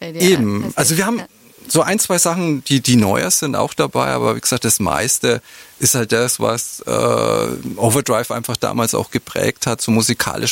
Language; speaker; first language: German; native; German